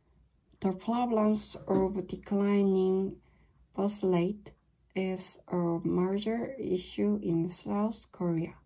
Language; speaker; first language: English; non-native, learner; Korean